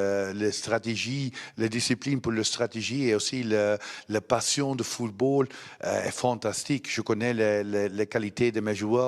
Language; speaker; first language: French; non-native, learner; Dutch